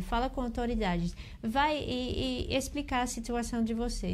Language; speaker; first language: Portuguese; non-native, learner; English